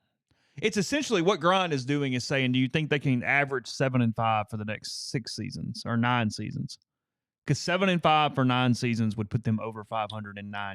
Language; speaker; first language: English; native; English